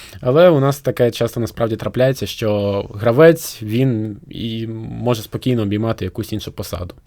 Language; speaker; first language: Ukrainian; non-native, local second language; Russian